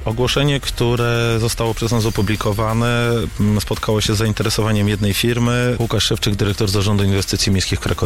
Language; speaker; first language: Polish; native; Polish